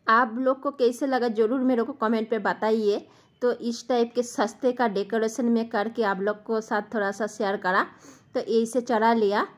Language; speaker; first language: Hindi; non-native, local second language; Bangla